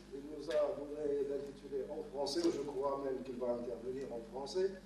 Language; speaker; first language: French; non-native, local second language; Arabic